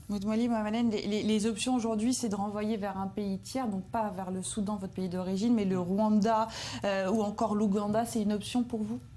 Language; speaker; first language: French; native; French